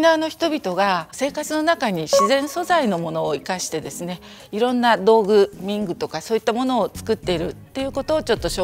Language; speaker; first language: Japanese; native; Japanese